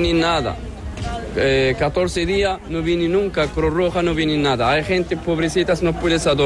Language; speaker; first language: Spanish; non-native, learner; Arabic